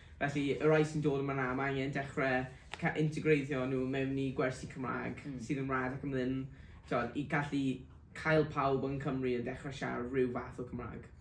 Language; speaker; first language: Welsh; native; Welsh